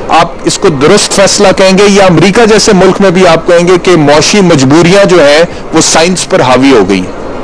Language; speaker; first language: Urdu; native; Urdu